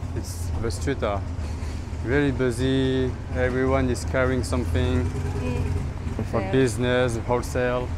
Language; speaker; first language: English; non-native, fluent; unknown